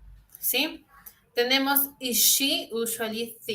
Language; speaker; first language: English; non-native, learner; Spanish